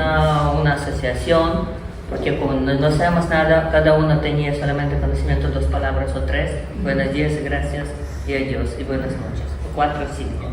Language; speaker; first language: Spanish; non-native, learner; Ukrainian